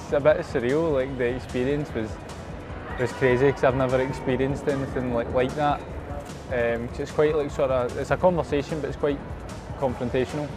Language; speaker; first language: English; native; English